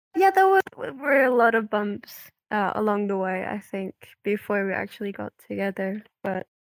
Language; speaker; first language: English; non-native, fluent; Dutch